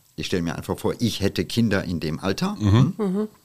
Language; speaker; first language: German; non-native, fluent; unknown